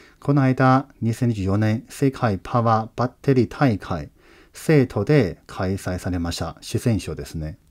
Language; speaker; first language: Japanese; non-native, fluent; Chinese